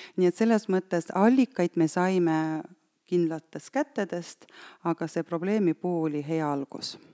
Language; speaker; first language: Estonian; non-native, local second language; Russian